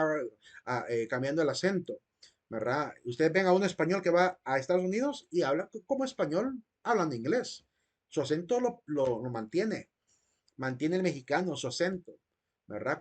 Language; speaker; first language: Spanish; native; Spanish